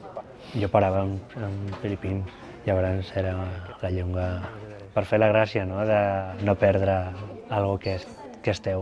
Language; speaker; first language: Catalan; early bilingual, other home language; Filipino